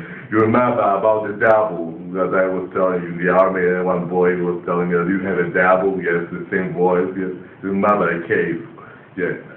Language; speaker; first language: English; non-native, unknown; Greek